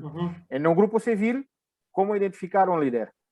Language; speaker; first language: Spanish; non-native, fluent; Portuguese